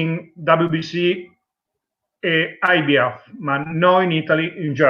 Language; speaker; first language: English; non-native, learner; Italian